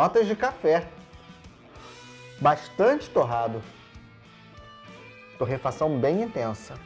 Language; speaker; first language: Portuguese; native; Portuguese